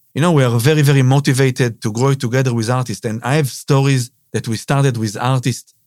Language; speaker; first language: English; non-native, fluent; Hebrew